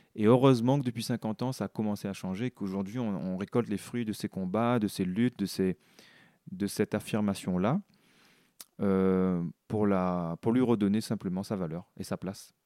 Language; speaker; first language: French; non-native, local second language; Réunion Creole French